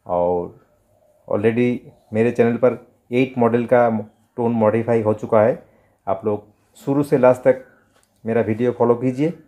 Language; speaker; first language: Hindi; non-native, local second language; Bangla